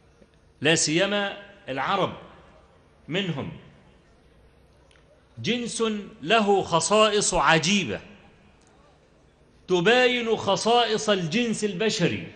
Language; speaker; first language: Arabic; native; Arabic